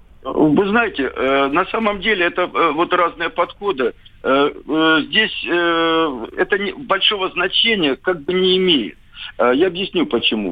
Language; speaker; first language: Russian; native; Russian